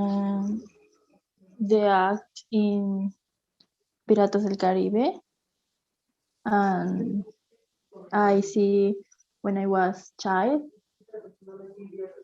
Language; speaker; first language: English; non-native, learner; Spanish